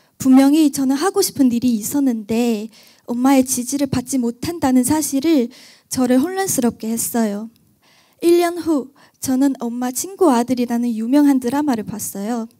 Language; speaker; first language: Korean; non-native, fluent; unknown